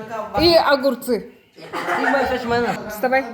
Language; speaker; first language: Russian; native; Russian